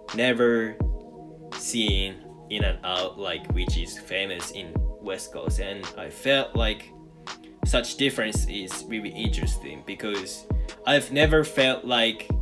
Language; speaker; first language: English; non-native, fluent; Japanese